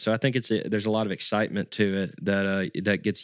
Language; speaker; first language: English; native; English